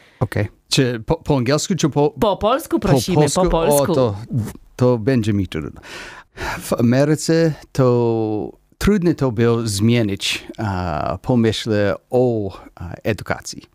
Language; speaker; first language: Polish; non-native, learner; English